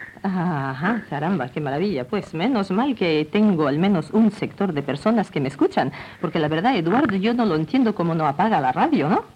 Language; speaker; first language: Spanish; non-native, local second language; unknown